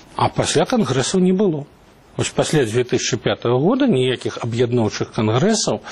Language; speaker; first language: Russian; non-native, local second language; Belarusian